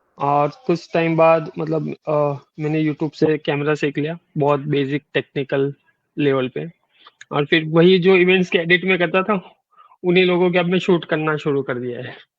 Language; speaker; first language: Hindi; non-native, local second language; Gujarati